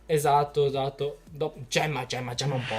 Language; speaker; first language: Italian; early bilingual, other home language; Chinese